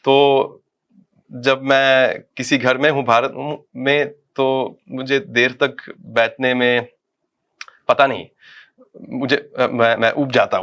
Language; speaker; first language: Hindi; non-native, fluent; Dutch